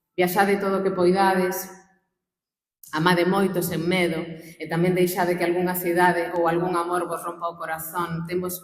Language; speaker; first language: Galician; non-native, local second language; Spanish